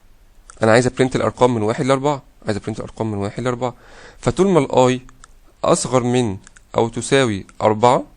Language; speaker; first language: Arabic; native; Arabic